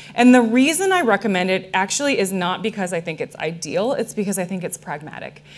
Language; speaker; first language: English; native; English